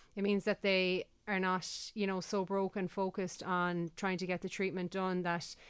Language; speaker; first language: English; native; English